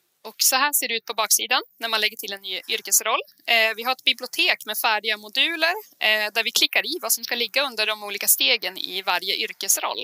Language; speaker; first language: Swedish; native; Swedish